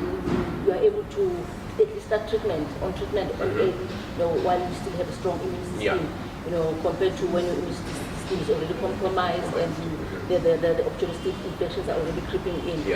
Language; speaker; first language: English; non-native, local second language; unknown